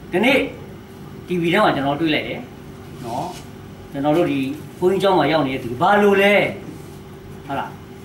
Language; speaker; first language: Burmese; non-native, local second language; S'gaw Karen